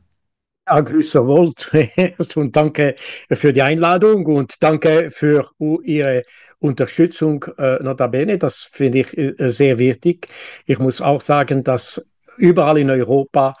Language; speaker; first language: German; non-native, local second language; French